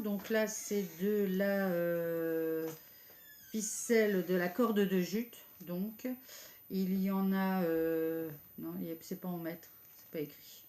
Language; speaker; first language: French; native; French